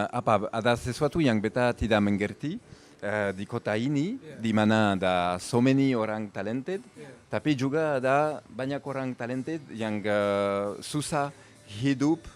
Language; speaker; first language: Indonesian; non-native, fluent; French